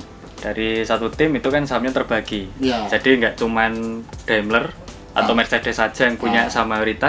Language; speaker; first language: Indonesian; native; Indonesian